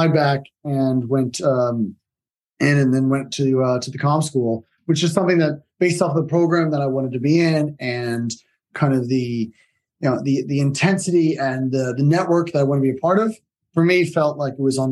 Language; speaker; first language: English; native; English